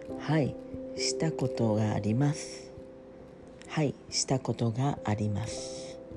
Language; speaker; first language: Japanese; non-native, learner; French